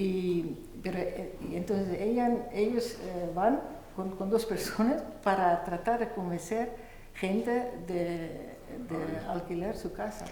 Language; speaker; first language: Spanish; non-native, fluent; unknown